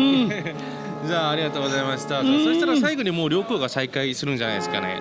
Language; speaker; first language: Japanese; non-native, fluent; Korean